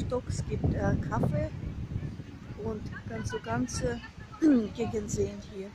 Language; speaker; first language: German; non-native, learner; Russian